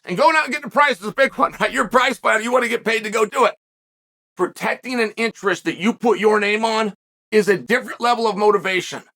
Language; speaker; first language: English; native; English